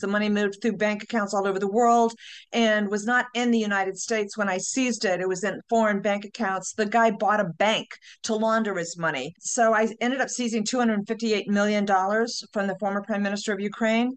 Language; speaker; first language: English; native; English